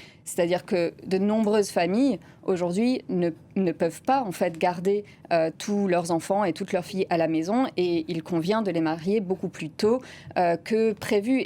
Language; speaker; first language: French; native; French